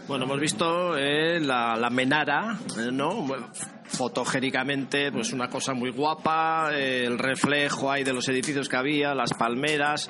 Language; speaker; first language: Spanish; native; Spanish